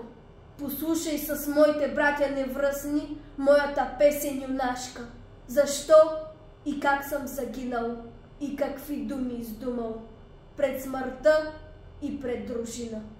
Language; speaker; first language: Bulgarian; native; Bulgarian